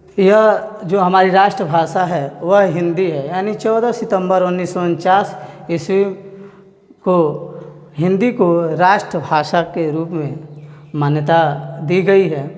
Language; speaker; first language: Hindi; native; Hindi